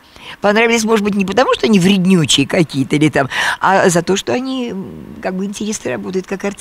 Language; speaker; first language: Russian; native; Russian